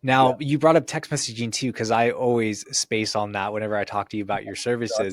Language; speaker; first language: English; native; English